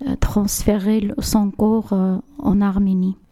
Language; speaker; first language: French; non-native, learner; Armenian